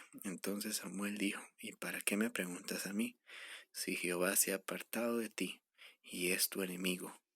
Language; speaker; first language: Spanish; native; Spanish